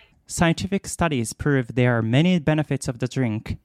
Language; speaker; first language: English; non-native, fluent; Japanese